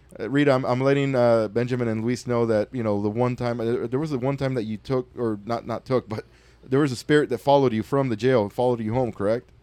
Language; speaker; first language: English; early bilingual, other home language; Spanish